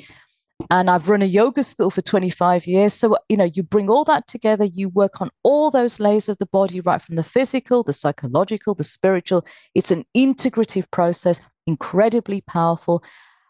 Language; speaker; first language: English; native; English